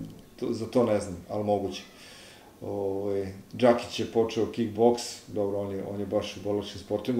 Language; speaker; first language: Serbian; native; Serbian